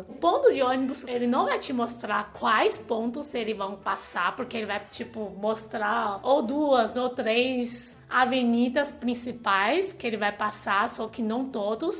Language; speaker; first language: Portuguese; non-native, fluent; Chinese